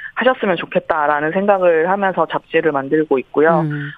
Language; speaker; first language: Korean; native; Korean